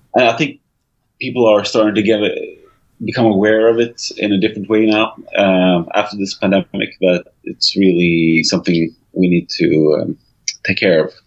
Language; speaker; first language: English; non-native, fluent; Swedish